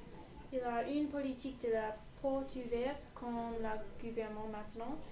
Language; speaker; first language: French; non-native, learner; English